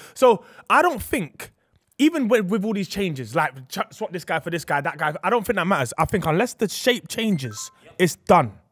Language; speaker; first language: English; native; English